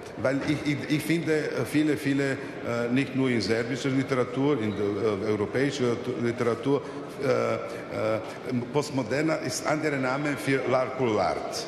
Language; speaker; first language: German; non-native, fluent; Serbian